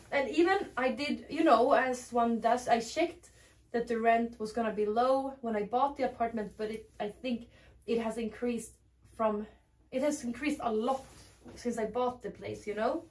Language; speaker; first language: English; non-native, fluent; Swedish